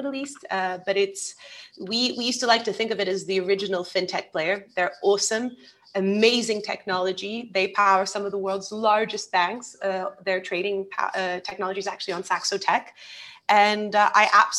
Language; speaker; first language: English; native; English